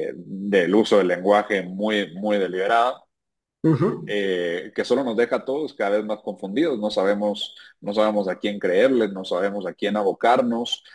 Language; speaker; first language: Spanish; native; Spanish